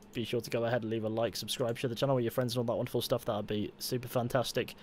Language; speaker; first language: English; native; English